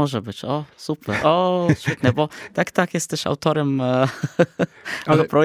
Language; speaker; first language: Polish; non-native, fluent; Arabic